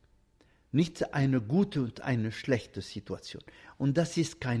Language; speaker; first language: German; non-native, fluent; Arabic